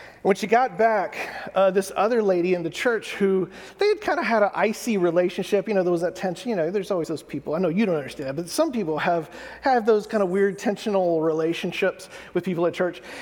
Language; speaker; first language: English; native; English